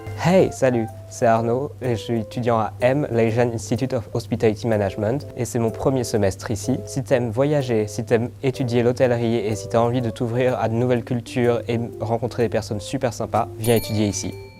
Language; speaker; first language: French; native; French